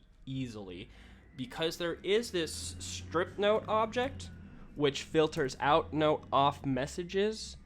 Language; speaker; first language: English; native; English